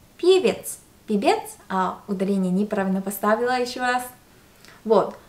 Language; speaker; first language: Russian; non-native, fluent; Korean